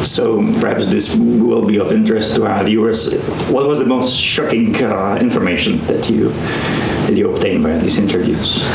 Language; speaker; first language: English; non-native, fluent; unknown